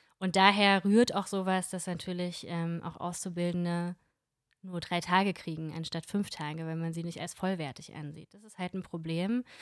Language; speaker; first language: German; early bilingual, other home language; Russian